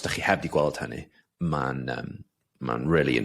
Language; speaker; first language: Welsh; non-native, local second language; English